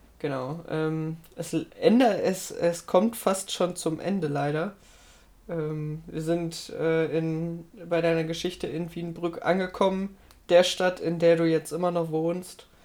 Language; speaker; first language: German; native; German